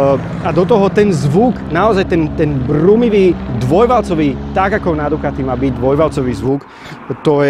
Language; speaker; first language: Slovak; native; Slovak